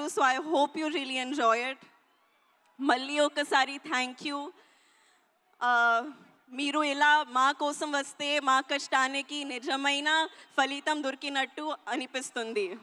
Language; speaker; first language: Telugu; non-native, local second language; Hindi